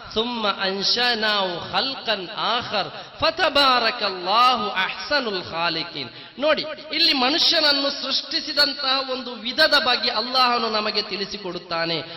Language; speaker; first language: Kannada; non-native, local second language; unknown